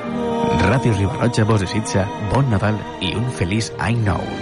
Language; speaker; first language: Catalan; native; Catalan